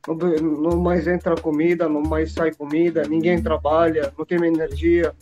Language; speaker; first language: Portuguese; non-native, learner; Arabic